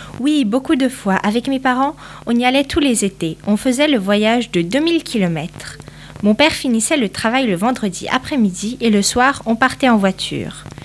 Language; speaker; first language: French; early bilingual, other home language; Portuguese